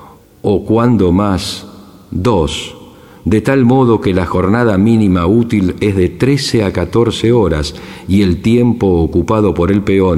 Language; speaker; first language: Spanish; native; Spanish